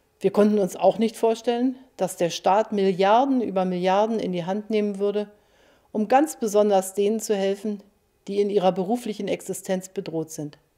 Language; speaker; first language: German; native; German